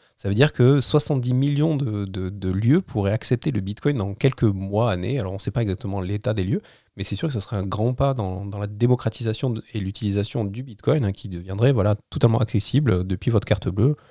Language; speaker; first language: French; native; French